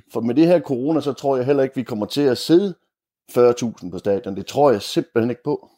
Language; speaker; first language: Danish; native; Danish